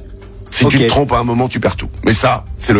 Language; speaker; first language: French; native; French